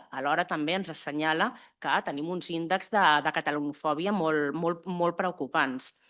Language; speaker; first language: Catalan; native; Catalan